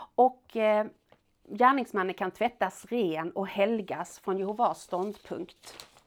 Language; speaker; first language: Swedish; native; Swedish